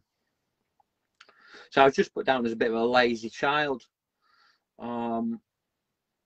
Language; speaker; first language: English; native; English